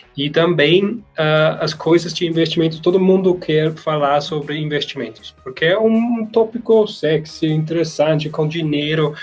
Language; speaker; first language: Portuguese; non-native, learner; German